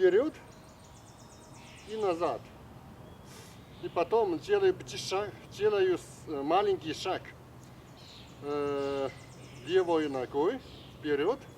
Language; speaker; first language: Russian; non-native, learner; Chinese